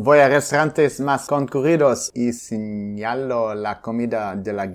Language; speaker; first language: Spanish; non-native, learner; English